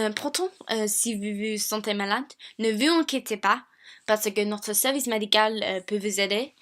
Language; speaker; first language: French; non-native, fluent; English